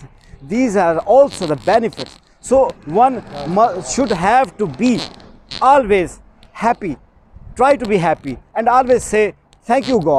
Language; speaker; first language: English; non-native, learner; Urdu